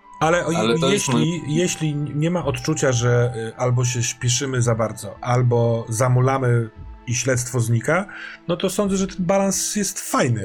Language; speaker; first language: Polish; native; Polish